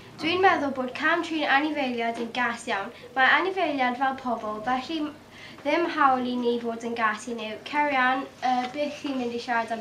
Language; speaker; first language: Welsh; non-native, local second language; English